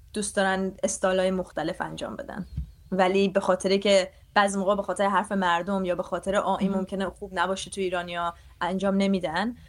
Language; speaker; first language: Persian; early bilingual, other home language; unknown